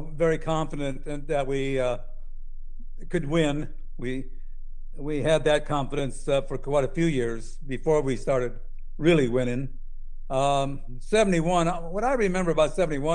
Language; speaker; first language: English; native; English